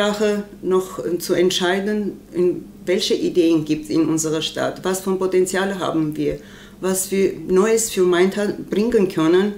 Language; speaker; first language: German; non-native, learner; Armenian